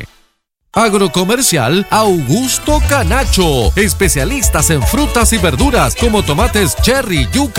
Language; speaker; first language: Spanish; native; Spanish